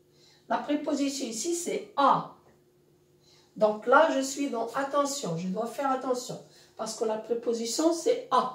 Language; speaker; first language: French; non-native, local second language; Arabic